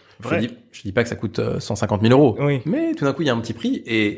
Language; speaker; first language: French; native; French